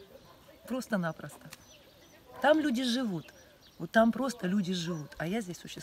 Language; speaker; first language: Russian; native; Russian